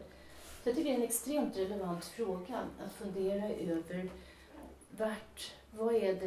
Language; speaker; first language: Swedish; native; Swedish